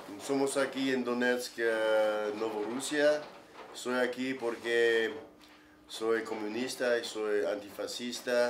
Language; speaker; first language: Spanish; non-native, learner; English